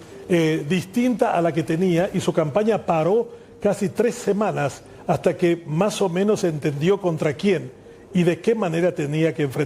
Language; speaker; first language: Spanish; native; Spanish